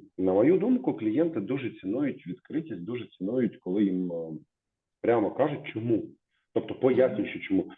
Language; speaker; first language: Ukrainian; native; Ukrainian